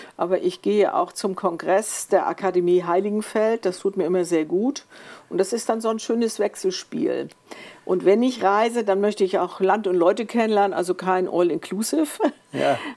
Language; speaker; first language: German; native; German